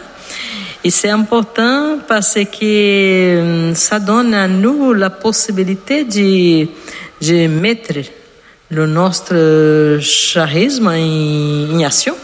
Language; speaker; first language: French; non-native, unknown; Portuguese